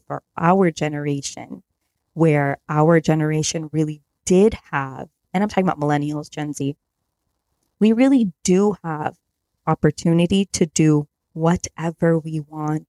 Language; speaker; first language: English; native; English